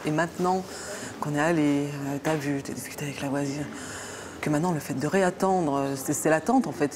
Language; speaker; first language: French; native; French